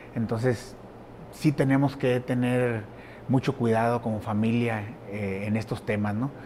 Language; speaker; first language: Spanish; native; Spanish